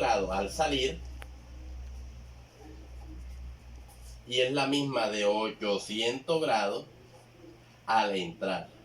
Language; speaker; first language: Spanish; native; Spanish